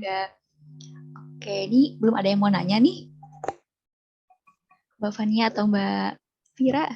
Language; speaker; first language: Indonesian; native; Indonesian